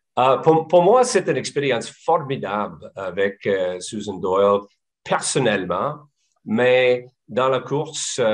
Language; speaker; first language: French; non-native, local second language; English